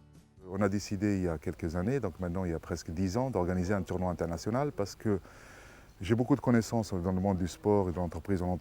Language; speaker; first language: French; non-native, local second language; Arabic